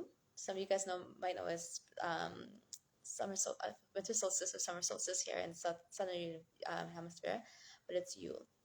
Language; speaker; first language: English; native; English